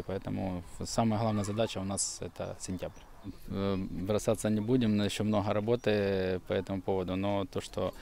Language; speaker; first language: Russian; native; Russian